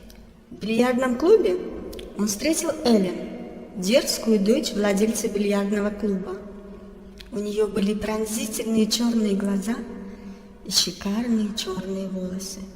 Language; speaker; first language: Russian; native; Russian